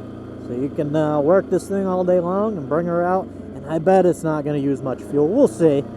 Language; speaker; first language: English; native; English